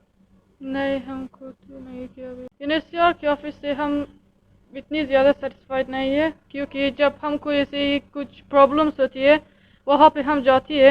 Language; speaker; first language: Hindi; non-native, learner; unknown